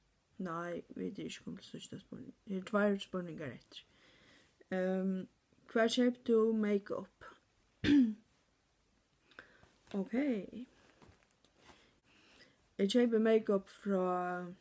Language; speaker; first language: Norwegian; non-native, learner; Faroese